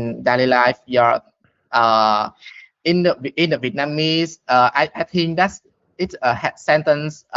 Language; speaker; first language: English; non-native, learner; Vietnamese